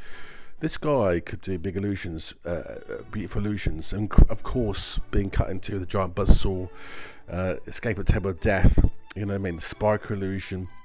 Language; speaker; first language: English; native; English